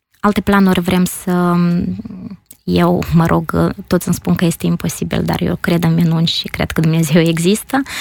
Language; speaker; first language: Romanian; native; Romanian